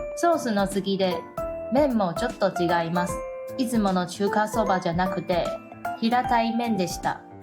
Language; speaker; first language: Japanese; non-native, fluent; Chinese